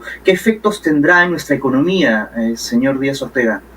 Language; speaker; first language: Spanish; native; Spanish